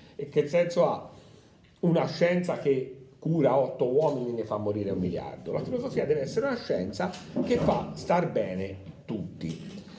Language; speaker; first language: Italian; native; Italian